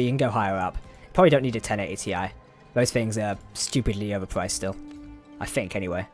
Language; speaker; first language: English; native; English